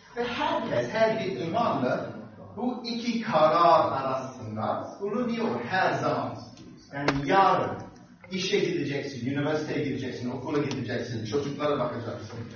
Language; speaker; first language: Turkish; non-native, fluent; English